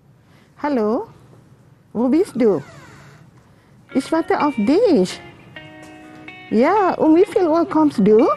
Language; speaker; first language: German; non-native, fluent; Malay